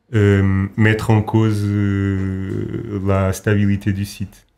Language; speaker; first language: French; non-native, fluent; Portuguese